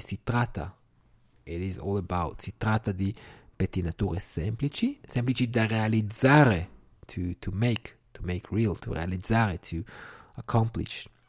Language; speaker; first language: Italian; non-native, fluent; Hebrew